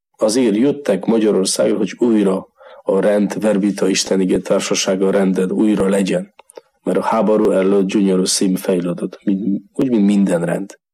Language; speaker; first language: Hungarian; non-native, learner; Polish